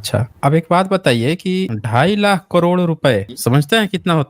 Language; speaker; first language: Hindi; native; Hindi